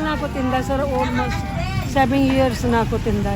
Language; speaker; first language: Filipino; non-native, learner; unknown